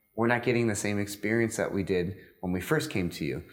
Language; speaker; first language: English; native; English